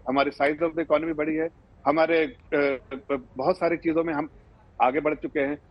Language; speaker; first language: Hindi; native; Hindi